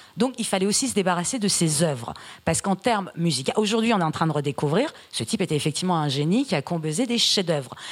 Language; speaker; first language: French; early bilingual, other home language; Persian